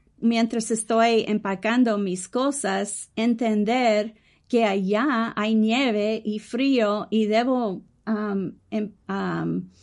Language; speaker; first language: Spanish; early bilingual, heritage; English